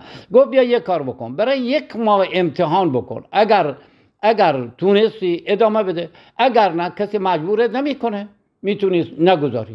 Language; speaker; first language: Persian; native; Persian